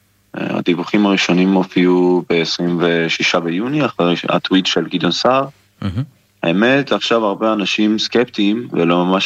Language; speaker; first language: Hebrew; non-native, fluent; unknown